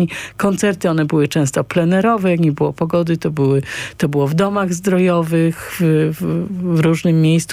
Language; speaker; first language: Polish; native; Polish